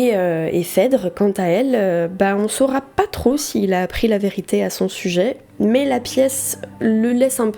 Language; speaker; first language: French; native; French